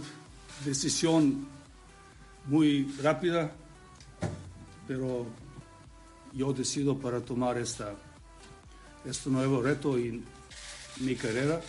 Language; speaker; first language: Spanish; non-native, learner; Serbian